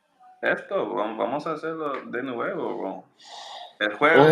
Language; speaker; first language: Spanish; non-native, learner; English